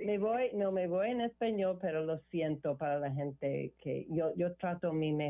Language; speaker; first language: Spanish; non-native, learner; English